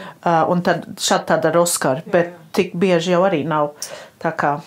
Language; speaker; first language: Latvian; early bilingual, heritage; Latvian